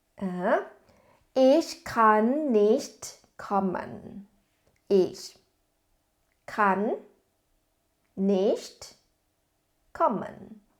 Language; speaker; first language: German; non-native, fluent; Thai